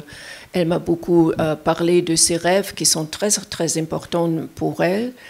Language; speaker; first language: French; non-native, fluent; German